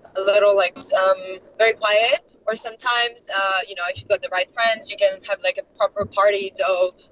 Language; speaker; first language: English; non-native, fluent; French